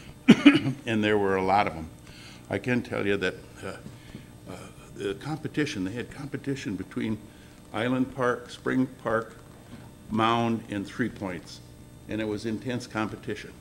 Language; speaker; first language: English; native; English